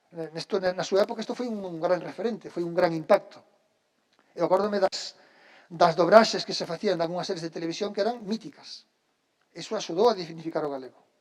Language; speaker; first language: Galician; native; Galician